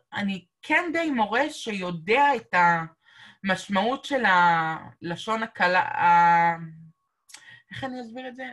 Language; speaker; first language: Hebrew; native; Hebrew